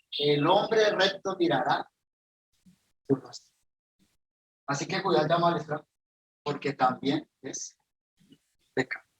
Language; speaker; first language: Spanish; native; Spanish